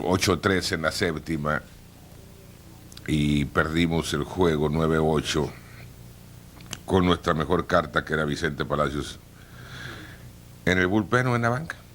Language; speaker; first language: Spanish; native; Spanish